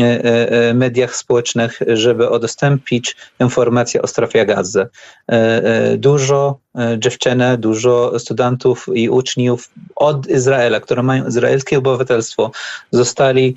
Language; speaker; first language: Polish; non-native, learner; Arabic